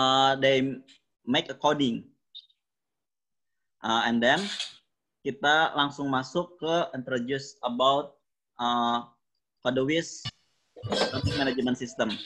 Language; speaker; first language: English; non-native, learner; Indonesian